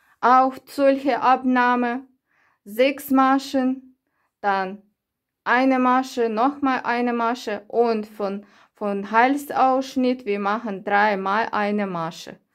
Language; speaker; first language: German; non-native, learner; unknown